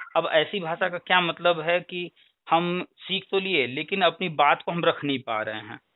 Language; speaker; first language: Hindi; native; Hindi